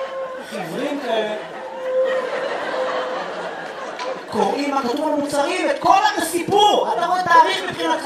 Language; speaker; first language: Hebrew; native; Hebrew